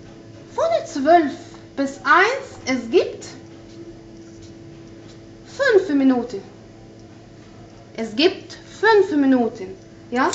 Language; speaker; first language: German; non-native, fluent; Arabic